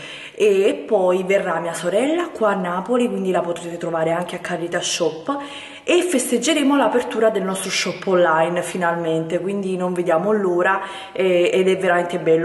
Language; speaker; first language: Italian; native; Italian